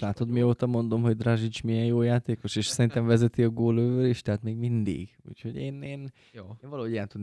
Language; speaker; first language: Hungarian; native; Hungarian